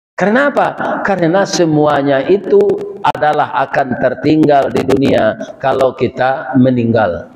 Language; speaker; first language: Malay; non-native, local second language; Minangkabau